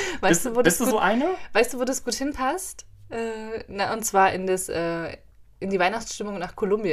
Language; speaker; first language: German; native; German